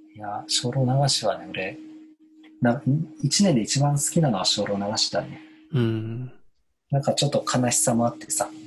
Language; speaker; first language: Japanese; native; Japanese